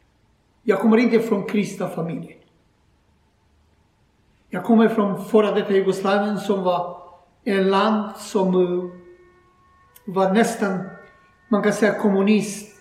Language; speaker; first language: Swedish; non-native, learner; Croatian